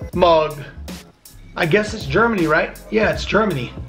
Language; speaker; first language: English; native; English